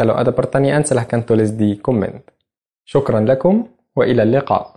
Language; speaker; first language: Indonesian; non-native, fluent; Arabic